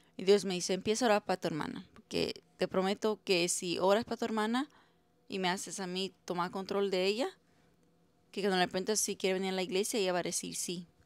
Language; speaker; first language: Spanish; early bilingual, heritage; Spanish